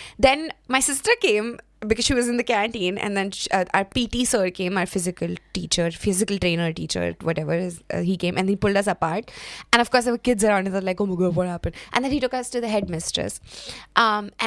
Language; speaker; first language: English; non-native, local second language; Hindi